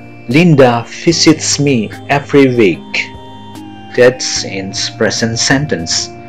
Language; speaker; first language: English; non-native, fluent; Indonesian